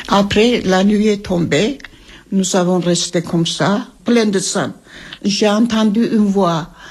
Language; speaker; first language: French; non-native, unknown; Armenian